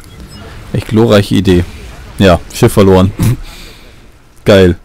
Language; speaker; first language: German; native; German